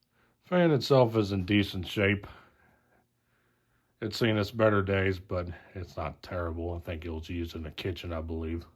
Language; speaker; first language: English; native; English